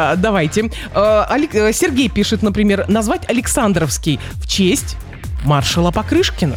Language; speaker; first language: Russian; native; Russian